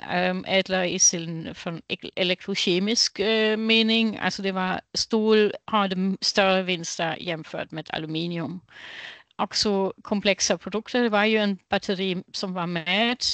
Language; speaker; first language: Swedish; non-native, fluent; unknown